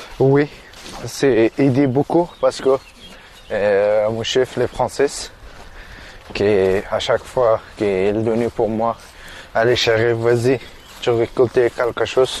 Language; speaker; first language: French; non-native, learner; Persian